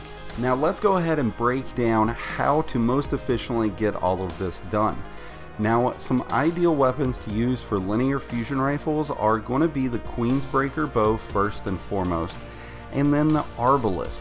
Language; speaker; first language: English; native; English